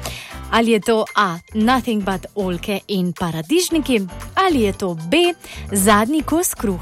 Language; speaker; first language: Slovenian; native; Slovenian